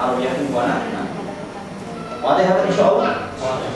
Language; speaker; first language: Arabic; non-native, learner; Malay